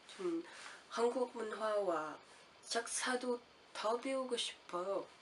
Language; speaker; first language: Korean; non-native, learner; French